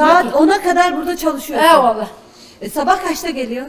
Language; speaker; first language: Turkish; native; Turkish